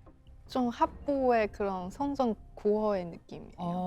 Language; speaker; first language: Korean; non-native, local second language; Chinese